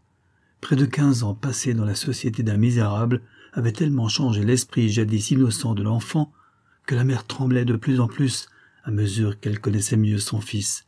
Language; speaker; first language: French; native; French